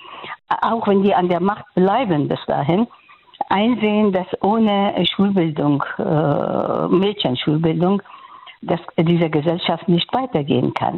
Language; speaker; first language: German; non-native, fluent; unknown